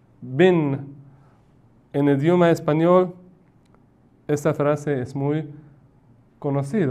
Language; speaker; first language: Spanish; non-native, fluent; Persian